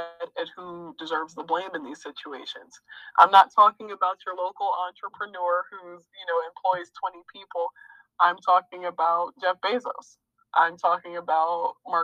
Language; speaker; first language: English; native; English